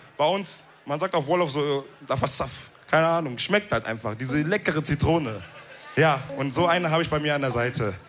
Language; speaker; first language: German; early bilingual, other home language; Wolof